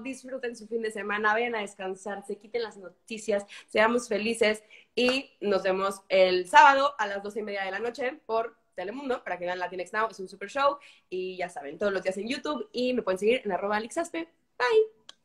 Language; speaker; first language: Spanish; early bilingual, heritage; Spanish